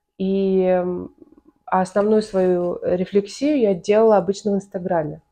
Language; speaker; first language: Russian; native; Russian